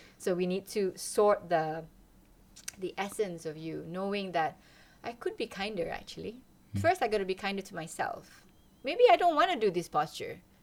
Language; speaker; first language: English; non-native, local second language; Malay